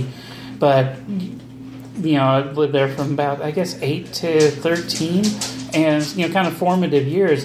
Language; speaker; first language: English; native; English